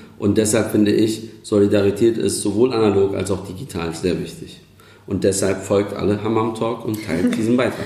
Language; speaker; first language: German; early bilingual, other home language; Turkish